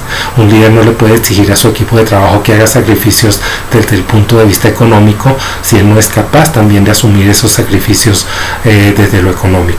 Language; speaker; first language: Spanish; native; Spanish